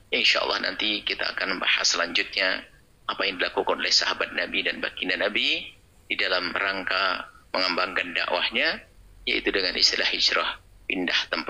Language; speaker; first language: Indonesian; native; Indonesian